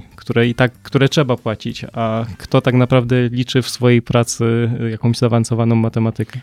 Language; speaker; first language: Polish; native; Polish